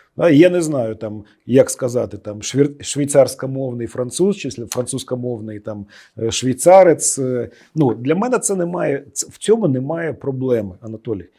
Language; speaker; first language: Ukrainian; non-native, local second language; Russian